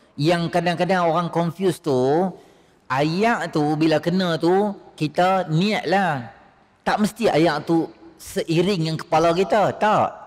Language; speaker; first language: Malay; native; Malay